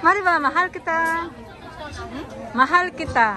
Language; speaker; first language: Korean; non-native, fluent; Hiligaynon